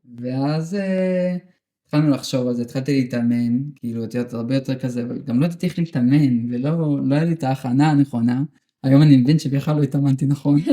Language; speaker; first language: Hebrew; early bilingual, other home language; Russian